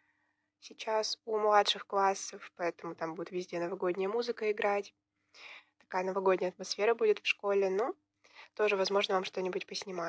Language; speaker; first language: Russian; native; Russian